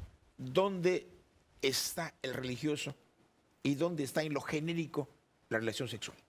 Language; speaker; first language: Spanish; native; Spanish